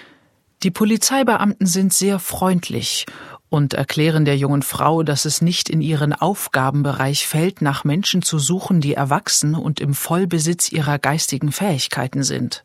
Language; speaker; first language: German; native; German